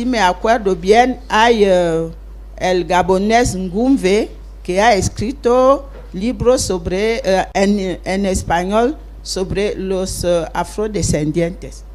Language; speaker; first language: Spanish; non-native, fluent; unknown